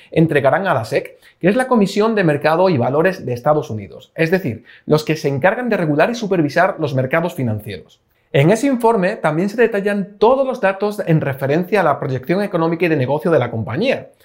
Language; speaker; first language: Spanish; native; Spanish